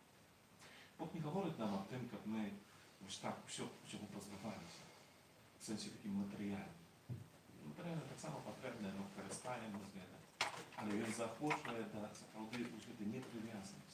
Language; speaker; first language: Polish; non-native, learner; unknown